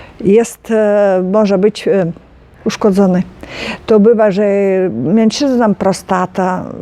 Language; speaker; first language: Polish; non-native, learner; Ukrainian